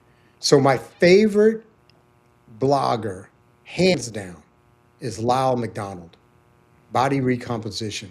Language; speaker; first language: English; native; English